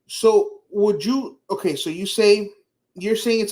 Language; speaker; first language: English; native; English